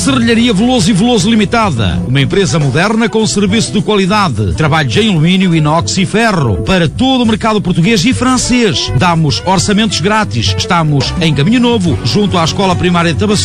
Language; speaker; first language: Portuguese; native; Portuguese